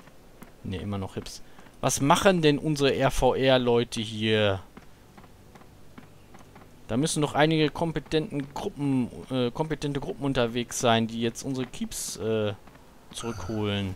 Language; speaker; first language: German; native; German